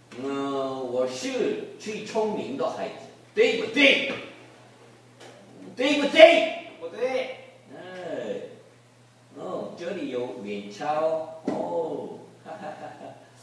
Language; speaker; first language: Chinese; non-native, learner; Korean